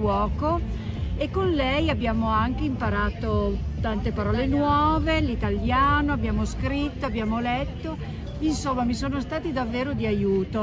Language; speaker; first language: Italian; native; Italian